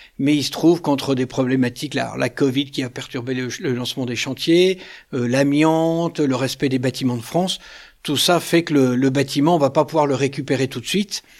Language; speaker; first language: French; native; French